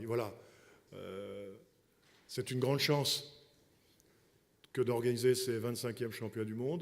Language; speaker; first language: French; native; French